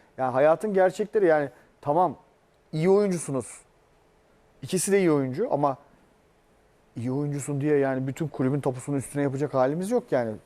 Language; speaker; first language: Turkish; native; Turkish